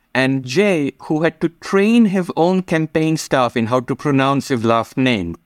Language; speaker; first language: English; non-native, local second language; Gujarati